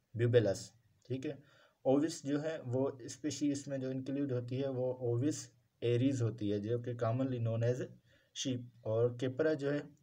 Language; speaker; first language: Urdu; non-native, local second language; Sindhi